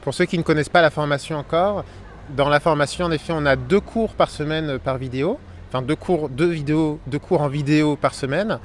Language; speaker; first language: French; native; French